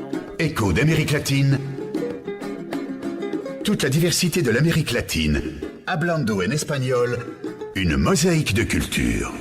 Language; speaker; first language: French; non-native, fluent; Spanish